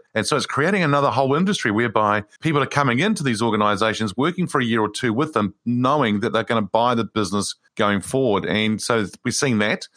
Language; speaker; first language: English; native; English